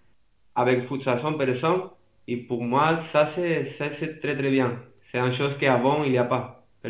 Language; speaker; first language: French; non-native, fluent; Spanish